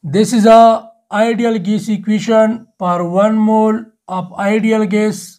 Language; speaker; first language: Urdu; non-native, local second language; Pashto